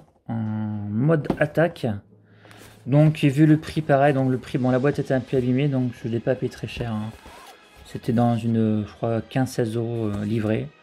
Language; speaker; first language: French; native; French